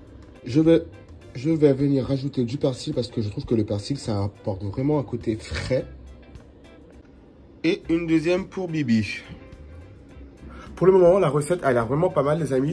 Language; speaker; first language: French; native; French